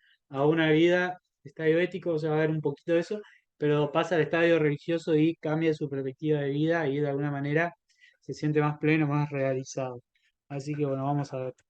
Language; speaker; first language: Spanish; native; Spanish